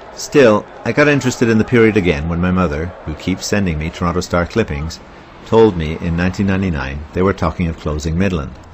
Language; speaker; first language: English; native; English